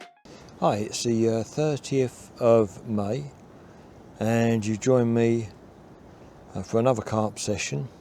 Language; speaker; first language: English; native; English